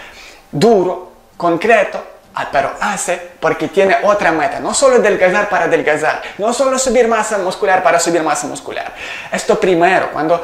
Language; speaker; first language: Spanish; non-native, learner; Ukrainian